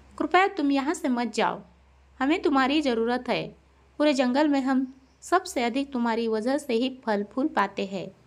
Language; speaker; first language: Hindi; non-native, local second language; Marathi